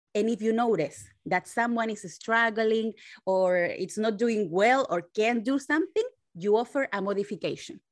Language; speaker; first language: English; non-native, fluent; Spanish